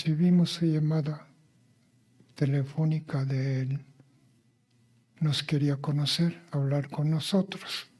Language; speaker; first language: Spanish; non-native, fluent; Japanese